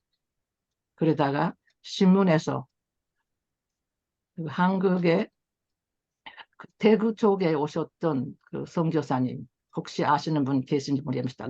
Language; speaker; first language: Korean; early bilingual, heritage; Korean